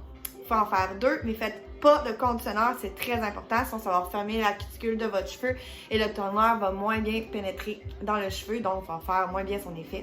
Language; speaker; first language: French; native; French